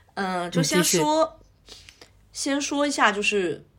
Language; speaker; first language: Chinese; native; Chinese